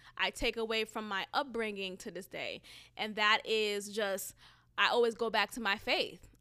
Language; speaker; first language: English; early bilingual, other home language; Haitian Creole